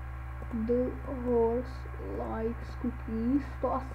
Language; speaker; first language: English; non-native, learner; Czech